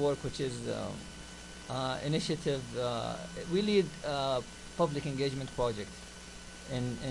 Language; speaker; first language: English; non-native, fluent; Arabic